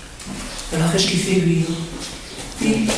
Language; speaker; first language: French; native; French